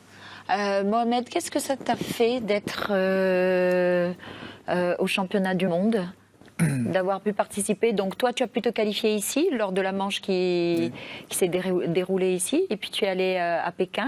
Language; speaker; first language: French; native; French